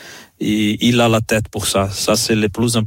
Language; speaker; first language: French; non-native, fluent; Portuguese